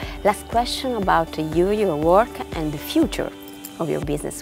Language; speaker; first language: English; non-native, fluent; Italian